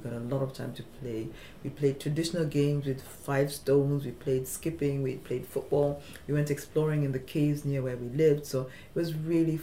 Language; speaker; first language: English; non-native, local second language; Luo (Kenya and Tanzania)